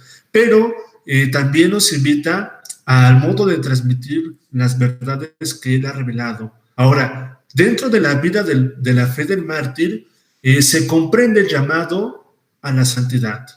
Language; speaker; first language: Spanish; native; Spanish